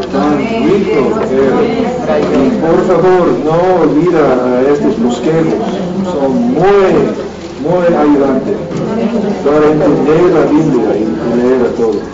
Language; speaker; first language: Spanish; non-native, learner; English